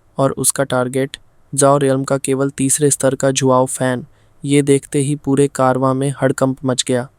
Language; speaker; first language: Hindi; non-native, fluent; Bangla